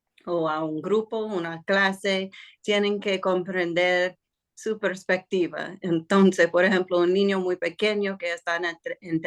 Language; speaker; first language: Spanish; non-native, fluent; English